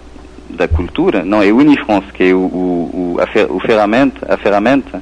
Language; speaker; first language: Portuguese; non-native, fluent; French